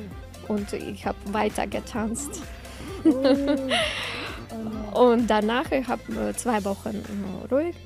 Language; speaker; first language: German; non-native, learner; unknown